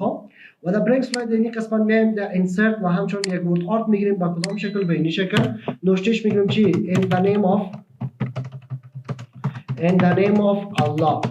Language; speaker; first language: Persian; native; Persian